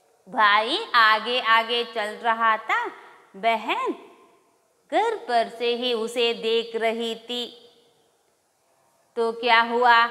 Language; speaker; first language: Hindi; non-native, local second language; Kannada